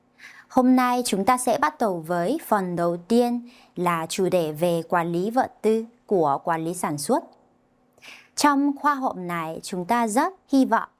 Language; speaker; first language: Vietnamese; non-native, fluent; Korean